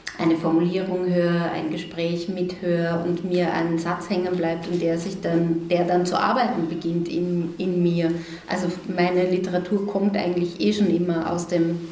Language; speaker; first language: German; native; German